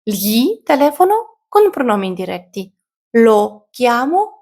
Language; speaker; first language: Italian; non-native, fluent; Ukrainian